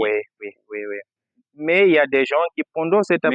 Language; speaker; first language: French; non-native, fluent; Portuguese